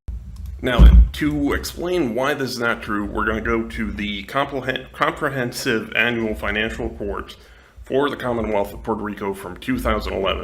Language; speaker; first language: English; non-native, local second language; Spanish